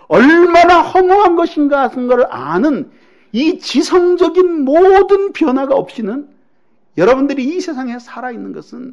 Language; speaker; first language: Korean; native; Korean